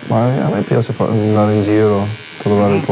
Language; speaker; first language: Italian; non-native, learner; English